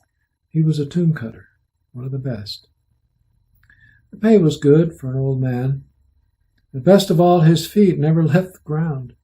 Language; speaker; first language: English; native; English